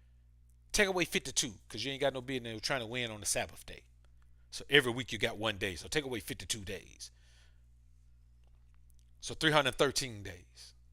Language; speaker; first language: English; native; English